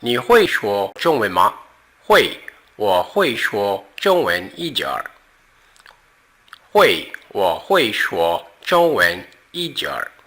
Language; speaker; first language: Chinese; non-native, learner; Portuguese